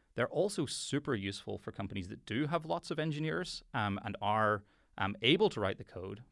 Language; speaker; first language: English; native; English